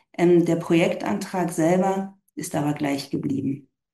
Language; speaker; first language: German; native; German